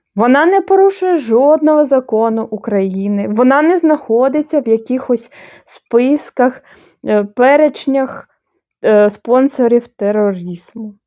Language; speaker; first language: Ukrainian; non-native, fluent; Bulgarian